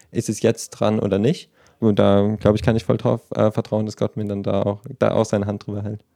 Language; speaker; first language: German; native; German